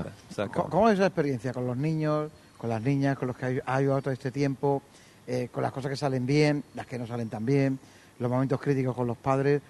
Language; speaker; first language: Spanish; native; Spanish